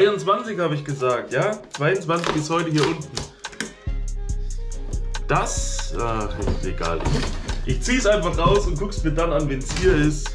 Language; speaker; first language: German; native; German